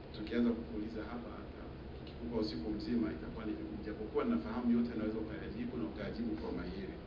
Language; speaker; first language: Swahili; native; Swahili